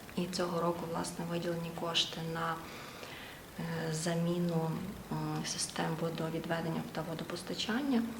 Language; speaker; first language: Ukrainian; native; Ukrainian